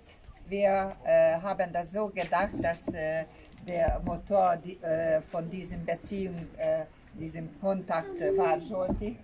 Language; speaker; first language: German; non-native, learner; Hungarian